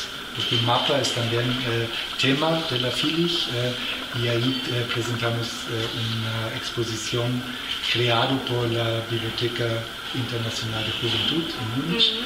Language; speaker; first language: Spanish; non-native, fluent; German